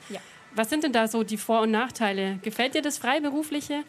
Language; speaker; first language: German; native; German